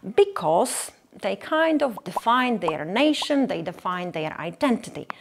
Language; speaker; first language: English; non-native, fluent; Polish